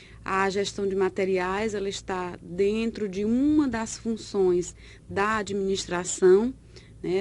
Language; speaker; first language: Portuguese; native; Portuguese